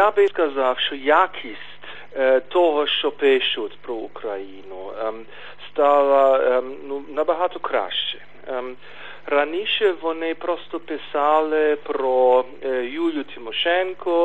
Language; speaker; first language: Ukrainian; non-native, fluent; German